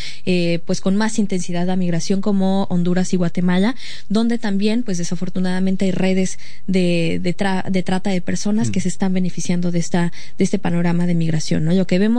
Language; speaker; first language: Spanish; native; Spanish